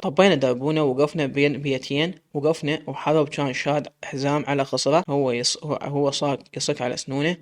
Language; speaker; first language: Arabic; native; Arabic